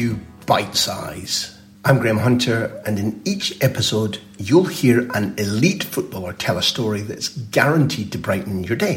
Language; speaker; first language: English; native; English